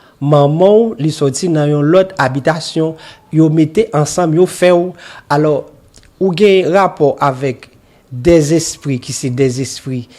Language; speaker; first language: Haitian Creole; native; Haitian Creole